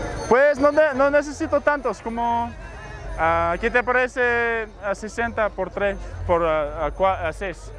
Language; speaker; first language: Spanish; non-native, learner; English